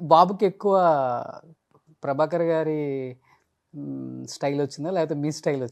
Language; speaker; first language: Telugu; native; Telugu